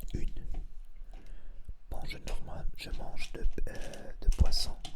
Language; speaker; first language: French; non-native, learner; Spanish